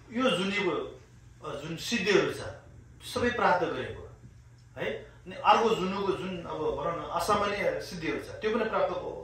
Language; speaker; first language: Nepali; non-native, local second language; Sherpa